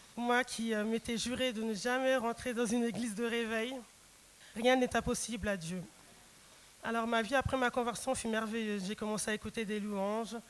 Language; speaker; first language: French; early bilingual, other home language; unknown